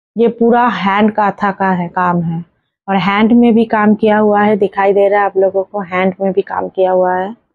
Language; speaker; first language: Hindi; non-native, local second language; Bangla